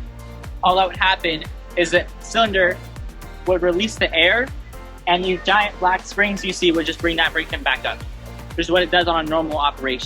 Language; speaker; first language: English; native; English